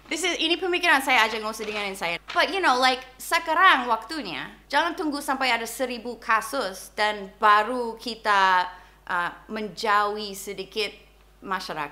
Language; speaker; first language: Indonesian; non-native, fluent; English